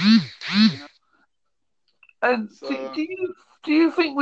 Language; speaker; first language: English; native; English